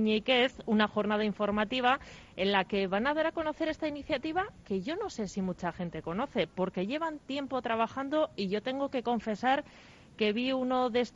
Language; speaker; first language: Spanish; native; Spanish